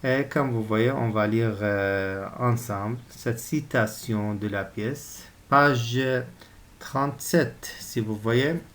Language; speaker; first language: French; non-native, local second language; Arabic